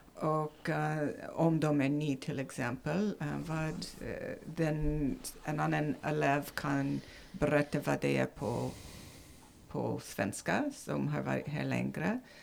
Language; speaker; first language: Swedish; non-native, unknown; English